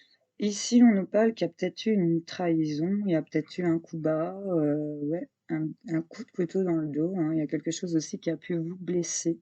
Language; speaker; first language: French; native; French